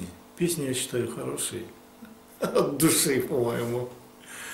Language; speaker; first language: Russian; native; Russian